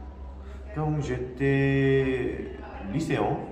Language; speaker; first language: French; non-native, learner; Korean